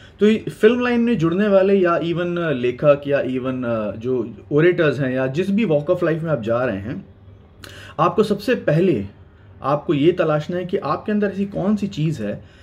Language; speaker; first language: Hindi; native; Hindi